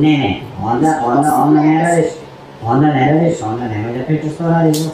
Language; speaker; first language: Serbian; non-native, learner; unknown